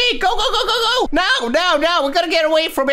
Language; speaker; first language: English; native; English